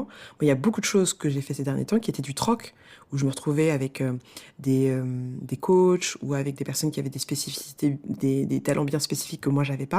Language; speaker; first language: French; native; French